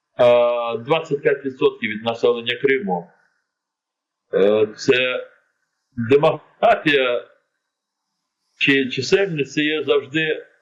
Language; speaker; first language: Ukrainian; non-native, local second language; Crimean Tatar